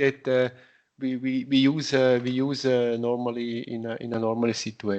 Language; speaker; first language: English; non-native, learner; Italian